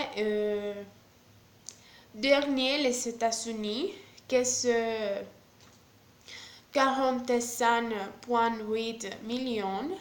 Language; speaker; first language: French; non-native, learner; Spanish